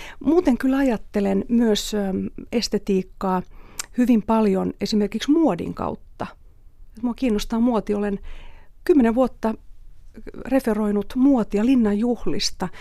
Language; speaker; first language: Finnish; native; Finnish